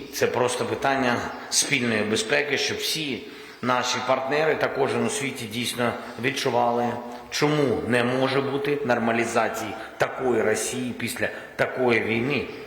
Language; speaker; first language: Ukrainian; non-native, local second language; Russian